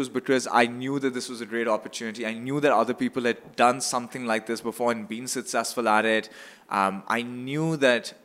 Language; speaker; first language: English; non-native, local second language; Urdu